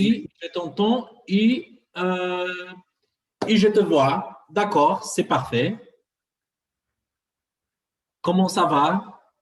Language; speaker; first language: French; non-native, fluent; Portuguese